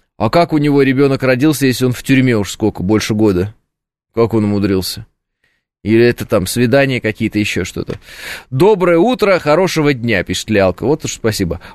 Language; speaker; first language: Russian; native; Russian